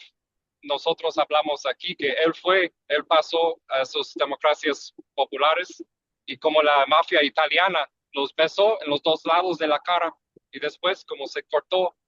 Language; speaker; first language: Spanish; early bilingual, heritage; English